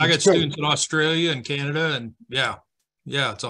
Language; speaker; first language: English; native; English